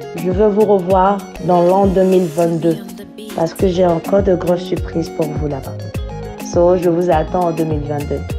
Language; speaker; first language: French; native; French